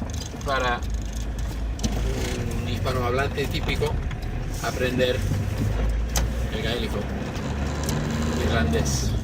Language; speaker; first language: Spanish; non-native, fluent; English